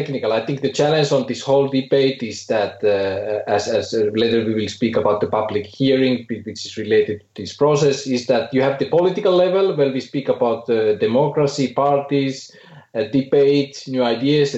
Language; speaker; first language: English; non-native, fluent; Finnish